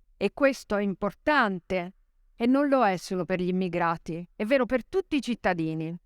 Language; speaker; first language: Italian; native; Italian